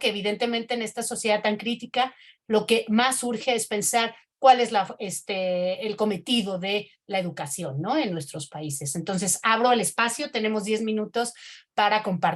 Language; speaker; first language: Spanish; native; Spanish